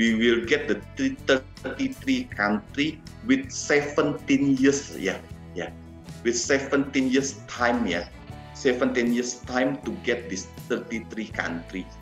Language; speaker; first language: English; non-native, learner; Indonesian